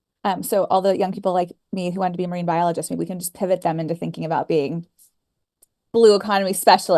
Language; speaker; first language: English; native; English